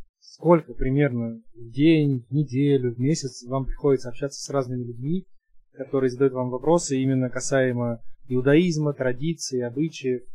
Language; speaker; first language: Russian; native; Russian